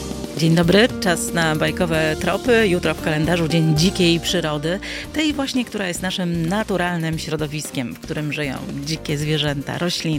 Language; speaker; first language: Polish; native; Polish